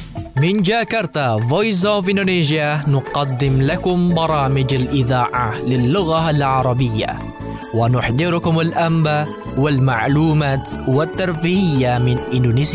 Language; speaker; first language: Arabic; non-native, fluent; Indonesian